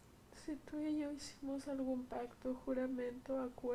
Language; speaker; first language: Spanish; native; Spanish